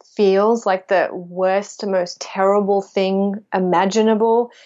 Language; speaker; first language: English; native; English